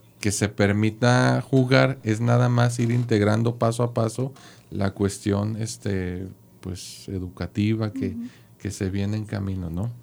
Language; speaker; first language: Spanish; native; Spanish